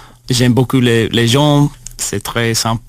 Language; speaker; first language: French; non-native, learner; English